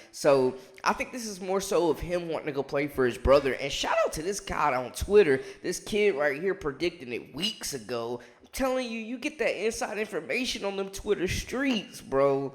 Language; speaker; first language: English; native; English